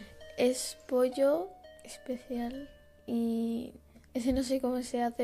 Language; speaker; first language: Spanish; early bilingual, other home language; Arabic